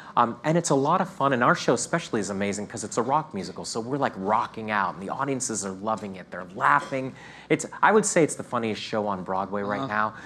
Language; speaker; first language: English; native; English